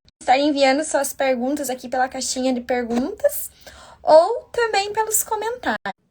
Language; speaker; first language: Portuguese; native; Portuguese